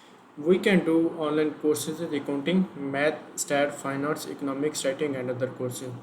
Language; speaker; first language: English; non-native, learner; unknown